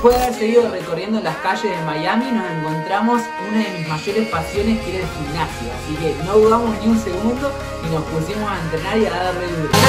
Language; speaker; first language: Spanish; native; Spanish